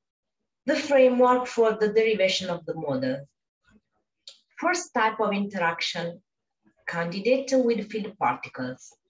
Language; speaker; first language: English; non-native, fluent; Italian